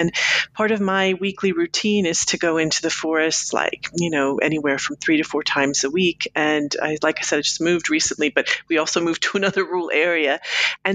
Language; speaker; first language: English; native; English